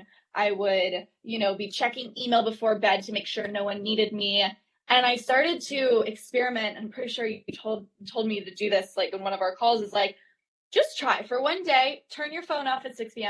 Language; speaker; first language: English; native; English